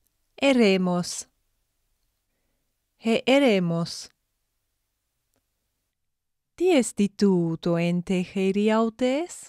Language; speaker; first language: Greek; non-native, fluent; English